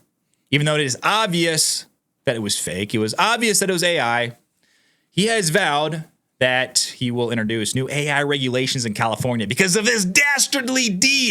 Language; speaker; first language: English; native; English